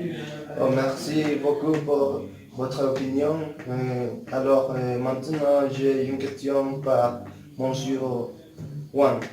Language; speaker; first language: French; non-native, learner; Spanish